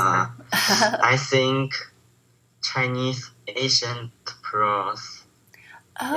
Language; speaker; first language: English; non-native, learner; Chinese